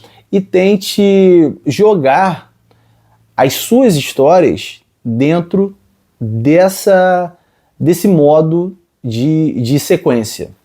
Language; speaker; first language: Portuguese; native; Portuguese